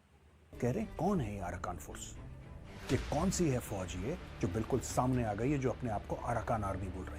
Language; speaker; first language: Hindi; native; Hindi